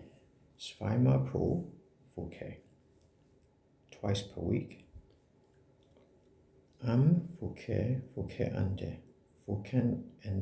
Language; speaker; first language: German; non-native, learner; Burmese